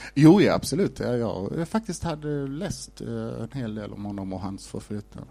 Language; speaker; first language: Swedish; non-native, fluent; Somali